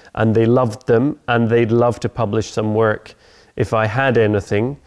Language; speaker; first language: English; native; English